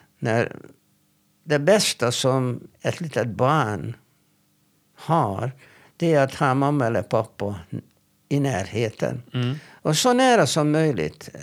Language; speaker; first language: Swedish; non-native, fluent; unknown